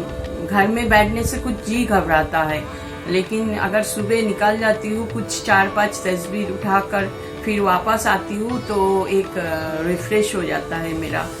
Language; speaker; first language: Hindi; non-native, local second language; Bangla